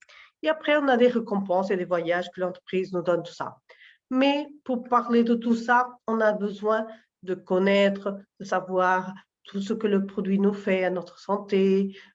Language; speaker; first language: French; non-native, learner; Portuguese